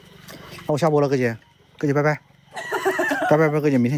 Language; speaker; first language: Chinese; native; Chinese